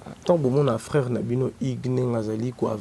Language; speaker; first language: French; non-native, local second language; Lingala